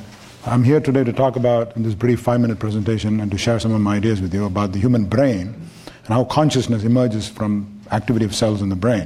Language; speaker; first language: English; non-native, local second language; Tamil